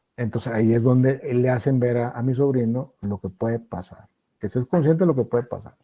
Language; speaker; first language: Spanish; native; Spanish